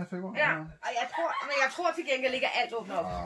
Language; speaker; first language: Danish; native; Danish